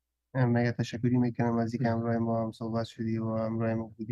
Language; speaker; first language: Persian; early bilingual, heritage; Persian